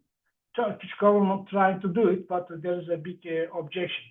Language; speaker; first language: English; non-native, learner; Turkish